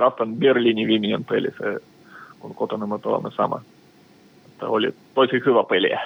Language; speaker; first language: Finnish; non-native, learner; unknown